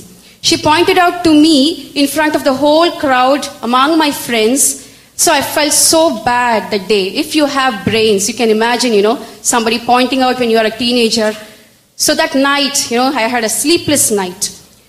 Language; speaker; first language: English; non-native, local second language; Tamil